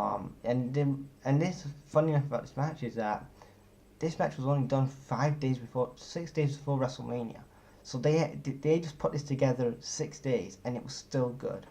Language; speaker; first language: English; native; English